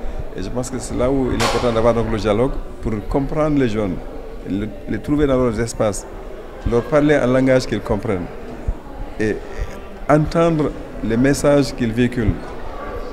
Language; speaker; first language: French; non-native, local second language; Wolof